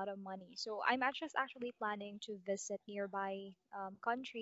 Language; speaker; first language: English; non-native, local second language; Cebuano